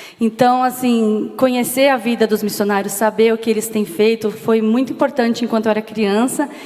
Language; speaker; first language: Portuguese; native; Portuguese